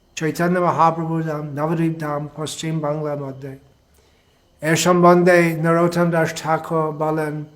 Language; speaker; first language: Bangla; non-native, fluent; English